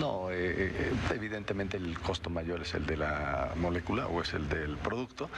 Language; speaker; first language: Spanish; native; Spanish